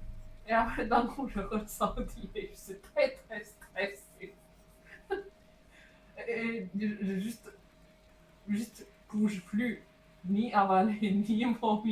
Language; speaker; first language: French; non-native, learner; Chinese